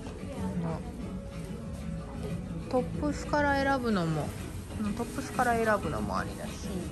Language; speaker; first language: Japanese; native; Japanese